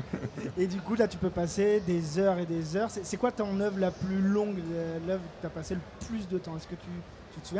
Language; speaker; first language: French; native; French